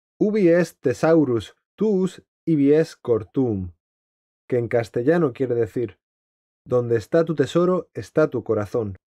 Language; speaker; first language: Spanish; native; Spanish